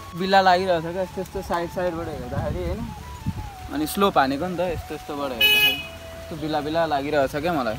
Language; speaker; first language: Nepali; native; Nepali